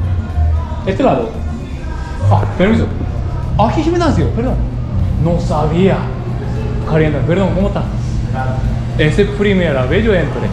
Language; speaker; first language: Spanish; non-native, learner; Japanese